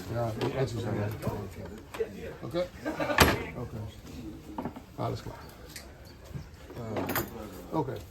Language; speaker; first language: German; non-native, learner; Dutch